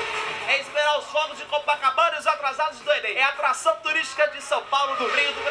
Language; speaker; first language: Portuguese; native; Portuguese